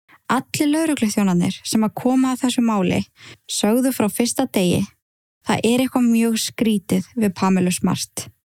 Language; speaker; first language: Icelandic; native; Icelandic